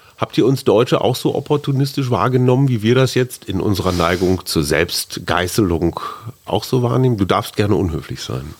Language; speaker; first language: German; native; German